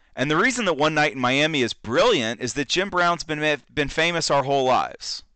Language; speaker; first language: English; native; English